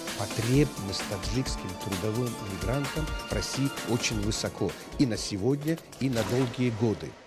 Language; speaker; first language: Russian; non-native, local second language; Tajik